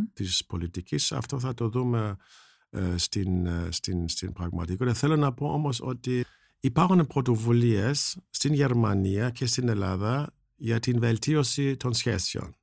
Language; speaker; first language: Greek; non-native, fluent; German